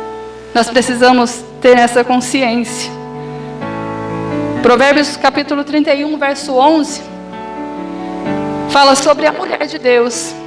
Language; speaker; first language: Portuguese; native; Portuguese